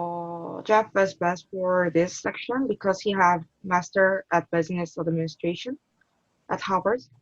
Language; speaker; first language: English; non-native, learner; Korean